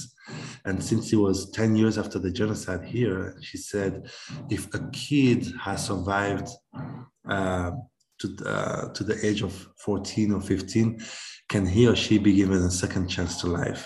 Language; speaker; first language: English; non-native, local second language; Kinyarwanda